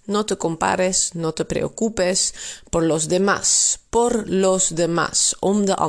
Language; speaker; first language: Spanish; non-native, fluent; Dutch